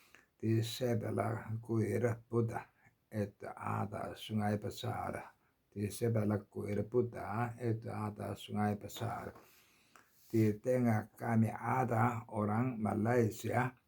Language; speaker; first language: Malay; non-native, learner; Korean